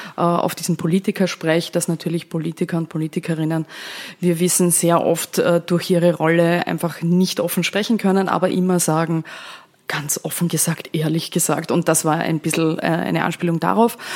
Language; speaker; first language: German; native; German